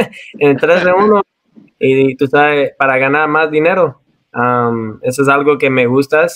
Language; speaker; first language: Spanish; early bilingual, heritage; Spanish